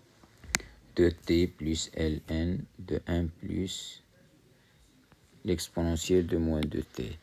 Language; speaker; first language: French; non-native, local second language; Arabic